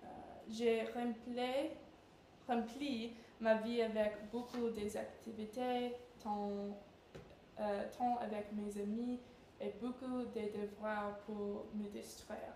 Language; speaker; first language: French; non-native, learner; English